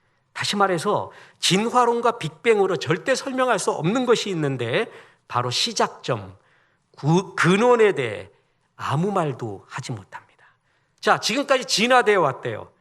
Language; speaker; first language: Korean; native; Korean